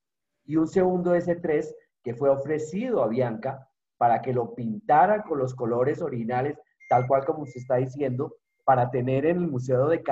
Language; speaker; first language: Spanish; native; Spanish